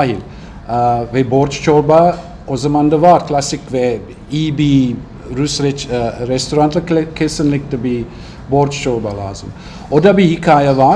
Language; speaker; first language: Turkish; non-native, learner; Russian